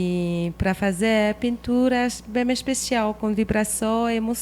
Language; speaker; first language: Portuguese; non-native, learner; French